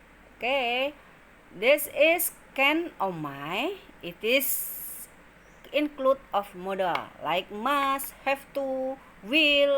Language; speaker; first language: English; non-native, learner; Indonesian